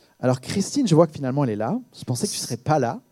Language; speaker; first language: French; native; French